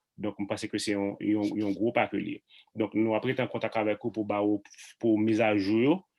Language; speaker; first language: Haitian Creole; native; Haitian Creole